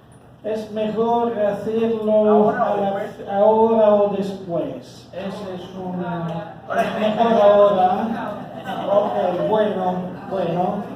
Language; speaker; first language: Spanish; non-native, fluent; Italian